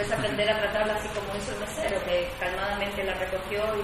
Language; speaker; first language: Spanish; native; Spanish